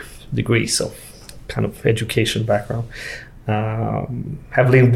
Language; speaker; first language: English; non-native, fluent; Swedish